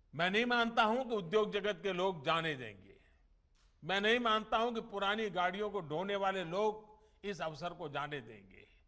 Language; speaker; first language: Hindi; non-native, local second language; Gujarati